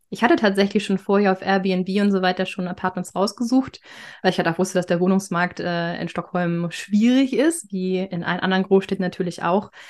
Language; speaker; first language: German; native; German